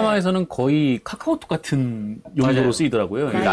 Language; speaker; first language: Korean; native; Korean